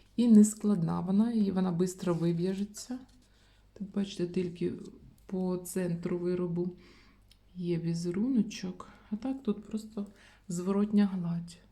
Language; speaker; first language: Ukrainian; non-native, local second language; Russian